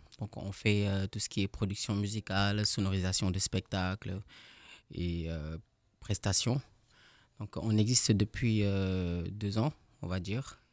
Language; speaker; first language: French; non-native, local second language; Wolof